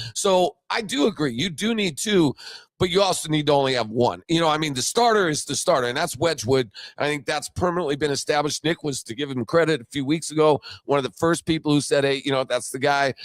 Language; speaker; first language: English; native; English